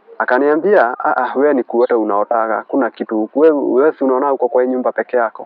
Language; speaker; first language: Swahili; native; Swahili